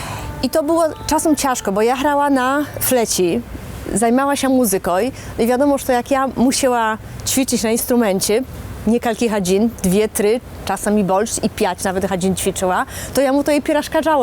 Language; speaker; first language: Polish; non-native, local second language; Belarusian